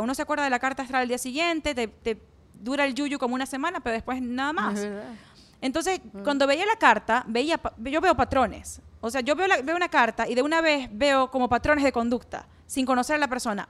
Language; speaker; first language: Spanish; native; Spanish